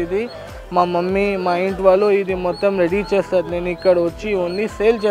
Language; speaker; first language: Telugu; non-native, local second language; Urdu